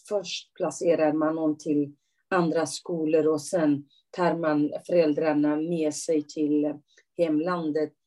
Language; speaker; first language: Swedish; non-native, fluent; Persian